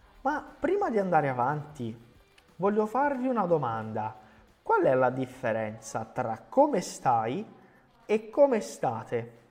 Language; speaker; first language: Italian; non-native, fluent; Portuguese